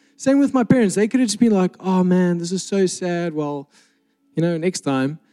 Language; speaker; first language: English; native; English